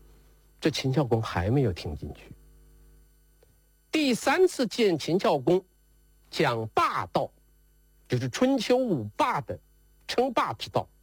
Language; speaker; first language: Chinese; native; Chinese